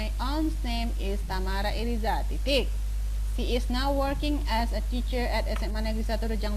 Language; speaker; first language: English; non-native, fluent; Indonesian